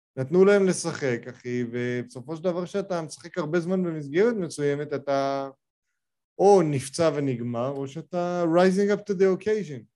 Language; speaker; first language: Hebrew; native; Hebrew